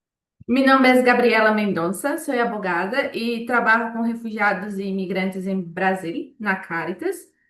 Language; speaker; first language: Spanish; non-native, fluent; Portuguese